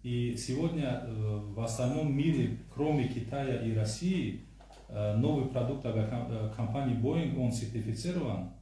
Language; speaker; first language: Russian; non-native, local second language; Tajik